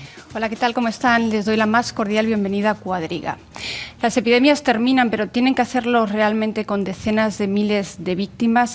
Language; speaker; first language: Spanish; native; Spanish